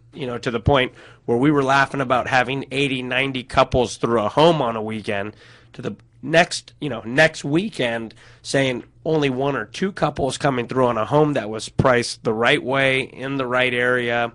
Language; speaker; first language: English; native; English